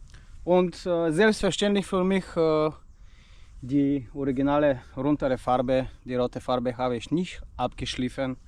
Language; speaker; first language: German; non-native, learner; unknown